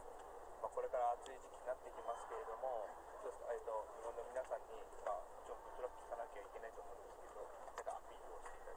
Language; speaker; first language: Japanese; native; Japanese